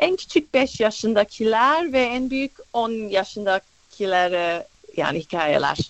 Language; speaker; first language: Turkish; early bilingual, other home language; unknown